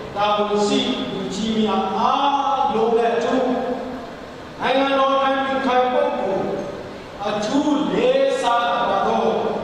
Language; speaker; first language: Burmese; non-native, local second language; Hakha Chin